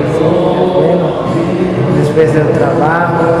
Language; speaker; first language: Spanish; non-native, learner; Portuguese